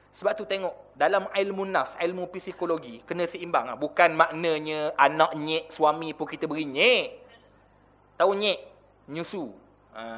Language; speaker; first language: Malay; native; Malay